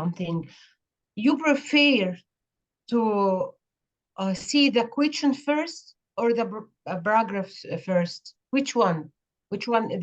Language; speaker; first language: English; non-native, learner; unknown